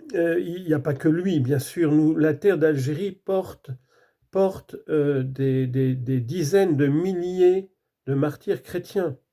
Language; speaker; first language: French; native; French